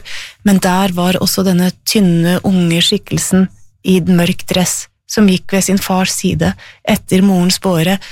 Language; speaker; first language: Norwegian; native; Norwegian